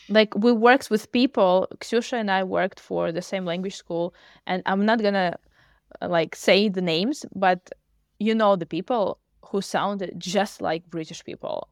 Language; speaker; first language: English; non-native, fluent; Russian